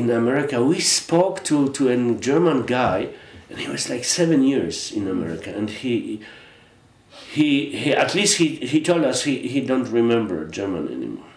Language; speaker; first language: English; non-native, fluent; Polish